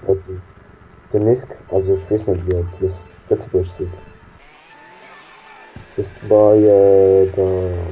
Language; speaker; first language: German; non-native, local second language; Luxembourgish